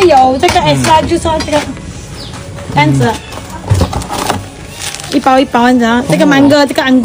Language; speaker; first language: Chinese; non-native, local second language; Malay